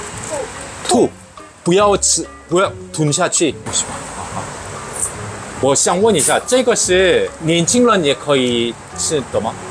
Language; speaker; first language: Chinese; non-native, learner; Korean